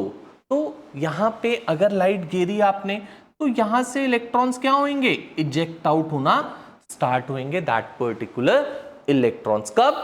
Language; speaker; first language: Hindi; native; Hindi